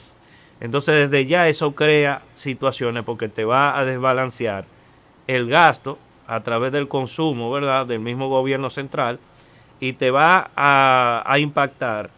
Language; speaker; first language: Spanish; native; Spanish